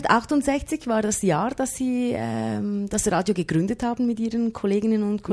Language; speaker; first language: German; native; German